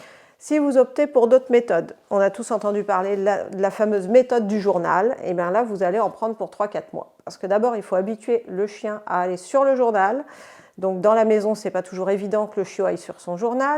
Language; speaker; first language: French; native; French